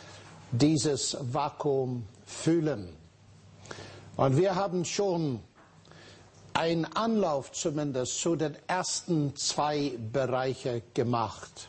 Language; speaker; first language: German; non-native, fluent; English